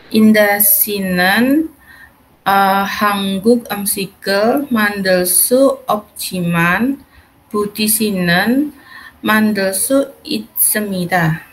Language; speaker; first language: Korean; non-native, learner; Indonesian